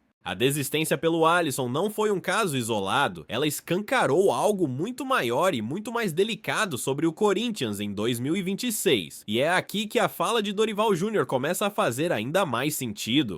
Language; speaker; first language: Portuguese; native; Portuguese